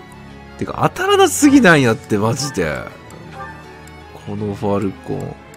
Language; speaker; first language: Japanese; native; Japanese